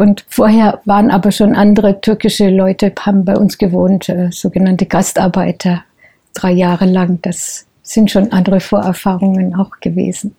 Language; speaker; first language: German; native; German